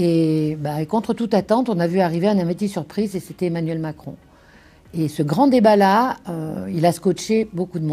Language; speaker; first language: French; native; French